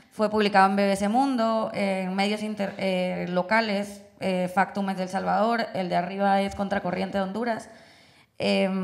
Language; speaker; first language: Spanish; native; Spanish